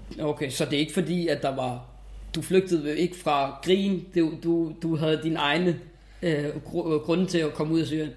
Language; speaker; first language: Danish; native; Danish